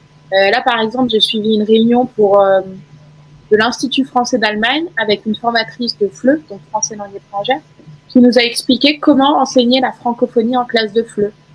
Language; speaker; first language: French; native; French